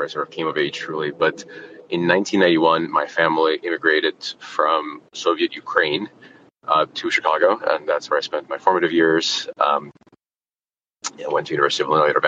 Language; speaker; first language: English; non-native, fluent; Russian